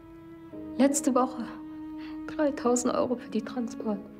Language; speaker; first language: German; non-native, learner; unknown